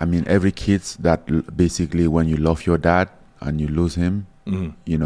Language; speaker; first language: English; non-native, local second language; French